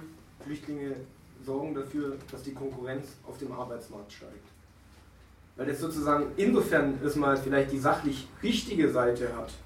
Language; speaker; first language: German; native; German